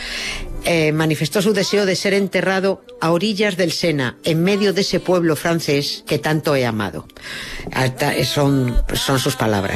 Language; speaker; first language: Spanish; native; Spanish